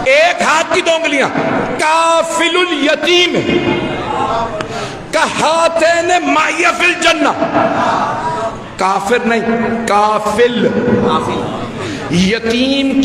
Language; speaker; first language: Urdu; native; Urdu